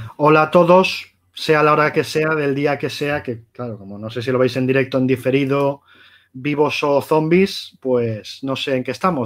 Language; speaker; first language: Spanish; native; Spanish